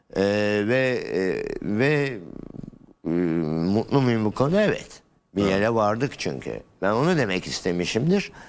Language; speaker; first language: Turkish; native; Turkish